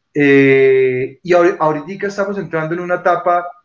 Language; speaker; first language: Spanish; native; Spanish